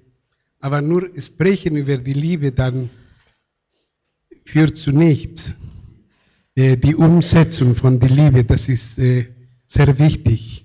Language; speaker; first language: German; non-native, fluent; Spanish